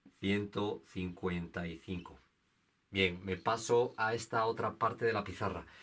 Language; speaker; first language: Spanish; native; Spanish